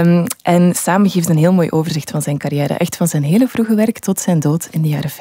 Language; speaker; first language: Dutch; native; Dutch